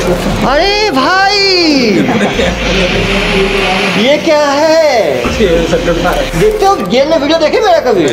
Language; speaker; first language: Hindi; native; Hindi